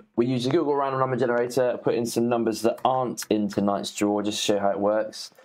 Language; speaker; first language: English; native; English